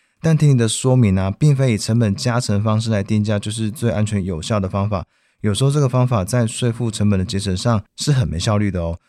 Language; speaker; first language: Chinese; native; Chinese